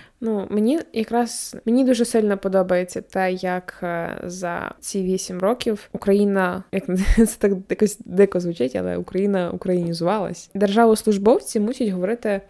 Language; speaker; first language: Ukrainian; native; Ukrainian